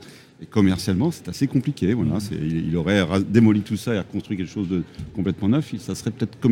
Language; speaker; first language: French; native; French